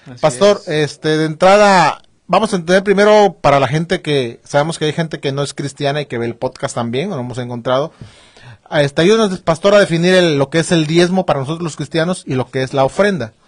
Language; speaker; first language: Spanish; native; Spanish